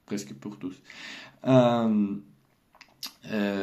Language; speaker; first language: French; non-native, learner; Russian